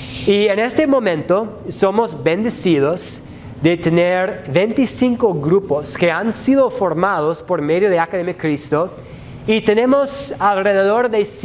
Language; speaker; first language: Spanish; non-native, fluent; English